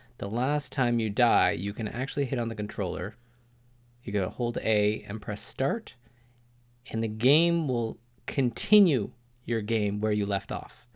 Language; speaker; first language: English; native; English